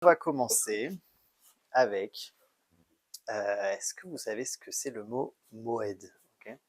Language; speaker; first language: French; native; French